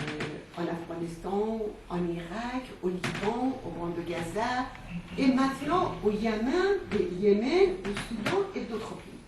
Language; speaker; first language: French; non-native, fluent; Persian